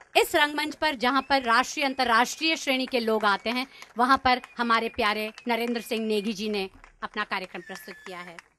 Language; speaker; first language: Hindi; native; Hindi